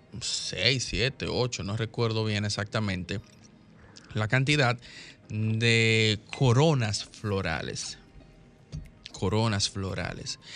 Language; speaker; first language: Spanish; native; Spanish